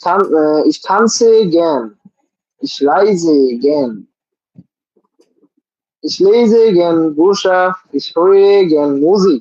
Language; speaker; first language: German; non-native, learner; Bangla